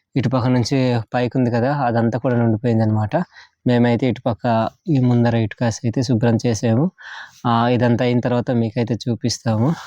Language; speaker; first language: Telugu; native; Telugu